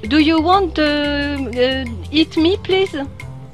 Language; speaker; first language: English; non-native, learner; French